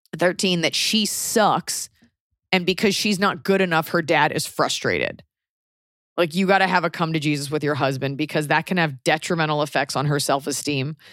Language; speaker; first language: English; native; English